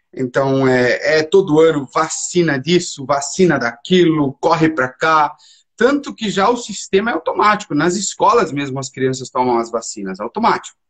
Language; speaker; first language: Portuguese; early bilingual, heritage; Portuguese